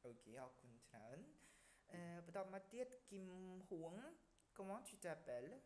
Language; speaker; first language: French; non-native, fluent; Khmer